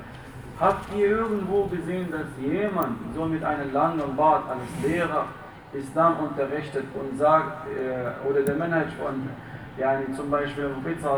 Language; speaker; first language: German; non-native, fluent; Arabic